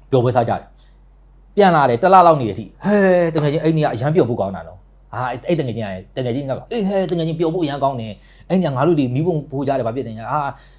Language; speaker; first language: Burmese; native; Burmese